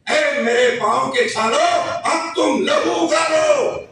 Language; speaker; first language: Hindi; non-native, local second language; Marathi